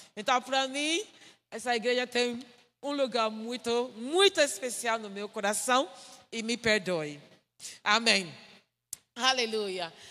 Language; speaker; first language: Portuguese; non-native, fluent; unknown